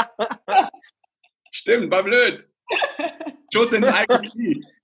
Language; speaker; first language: German; non-native, fluent; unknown